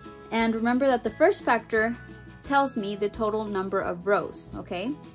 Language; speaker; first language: English; early bilingual, other home language; Spanish